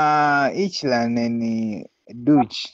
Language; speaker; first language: German; non-native, learner; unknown